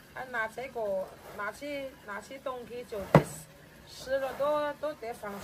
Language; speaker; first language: Chinese; native; Chinese